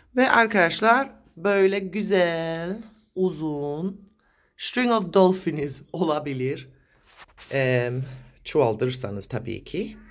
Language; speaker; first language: Turkish; native; Turkish